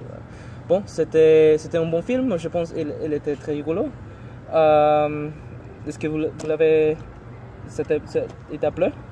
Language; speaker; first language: French; non-native, learner; English